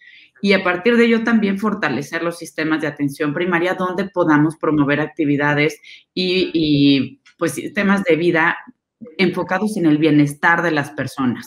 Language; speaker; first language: Spanish; native; Spanish